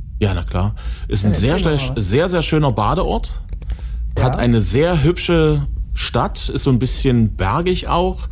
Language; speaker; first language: German; native; German